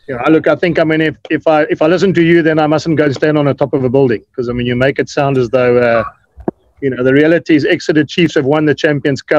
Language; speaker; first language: English; native; English